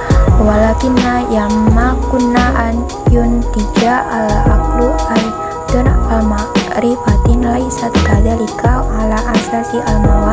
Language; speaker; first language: Arabic; non-native, learner; Indonesian